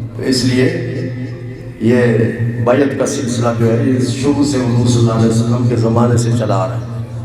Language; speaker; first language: Urdu; non-native, local second language; Punjabi